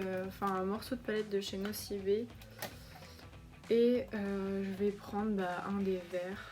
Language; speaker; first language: French; native; French